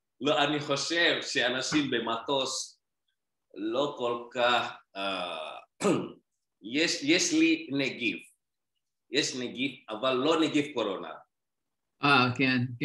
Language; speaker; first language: Hebrew; non-native, learner; Indonesian